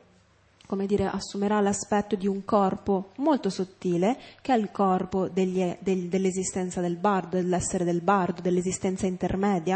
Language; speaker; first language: Italian; native; Italian